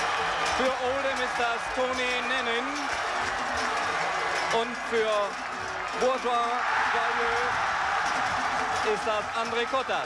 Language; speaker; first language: German; native; German